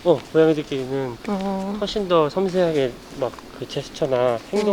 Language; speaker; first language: Korean; native; Korean